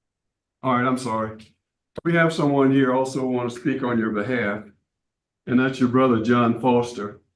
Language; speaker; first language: English; native; English